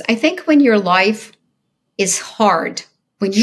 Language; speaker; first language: English; early bilingual, other home language; Ukrainian